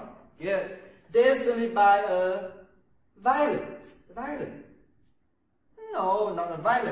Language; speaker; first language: English; non-native, learner; Vietnamese